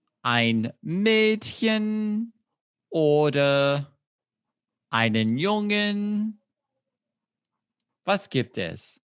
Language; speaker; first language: German; non-native, fluent; English